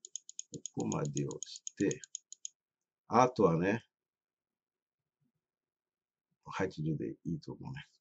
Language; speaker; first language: Japanese; non-native, fluent; Portuguese